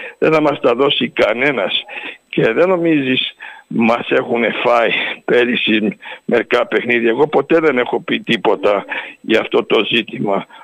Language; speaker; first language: Greek; early bilingual, heritage; Greek